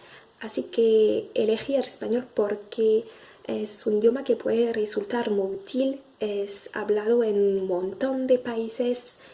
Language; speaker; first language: Spanish; non-native, fluent; French